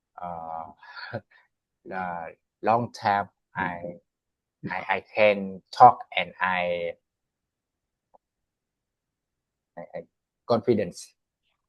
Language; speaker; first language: English; non-native, learner; Vietnamese